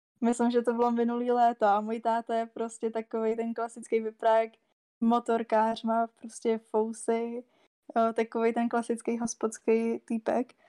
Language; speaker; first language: Czech; native; Czech